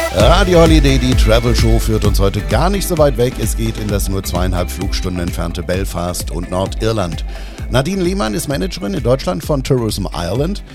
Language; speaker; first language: German; native; German